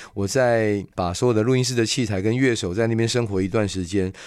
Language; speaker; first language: Chinese; non-native, local second language; Hakka Chinese